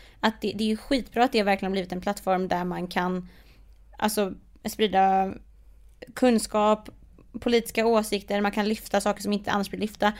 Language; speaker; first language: Swedish; native; Swedish